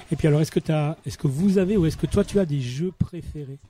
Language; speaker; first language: French; native; French